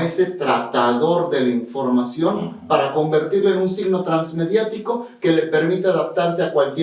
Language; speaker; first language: Spanish; native; Spanish